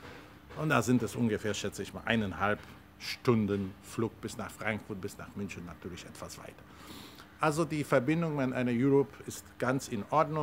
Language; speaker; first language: German; non-native, fluent; Polish